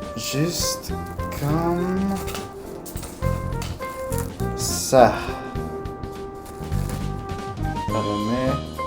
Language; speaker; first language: French; non-native, learner; English